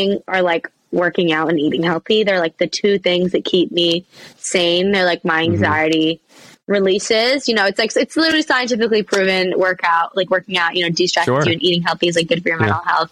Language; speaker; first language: English; native; English